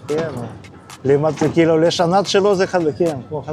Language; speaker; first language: Hebrew; non-native, fluent; Russian